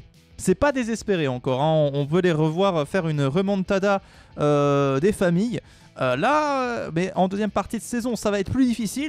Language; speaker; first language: French; native; French